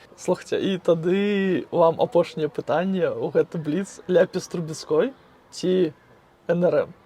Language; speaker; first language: Belarusian; non-native, local second language; Russian